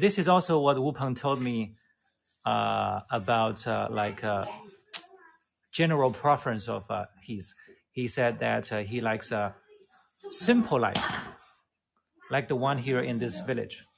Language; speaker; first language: English; non-native, fluent; Chinese